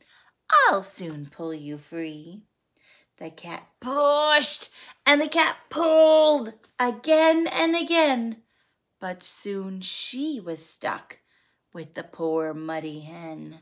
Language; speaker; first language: English; native; English